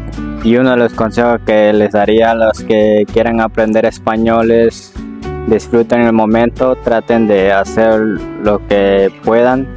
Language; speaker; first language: Spanish; early bilingual, heritage; Spanish